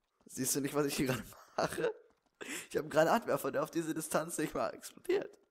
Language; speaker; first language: German; native; German